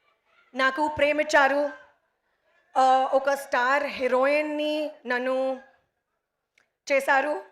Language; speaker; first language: Telugu; non-native, learner; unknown